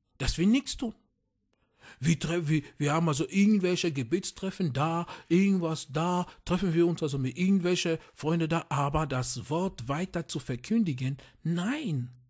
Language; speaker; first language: German; non-native, fluent; French